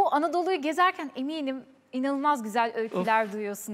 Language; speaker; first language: Turkish; native; Turkish